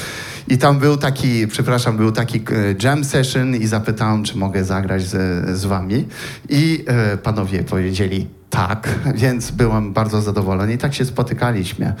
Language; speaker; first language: Polish; non-native, learner; French